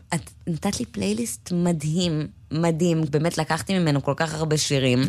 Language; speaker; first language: Hebrew; native; Hebrew